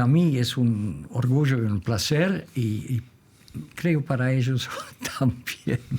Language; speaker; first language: Spanish; non-native, fluent; Dutch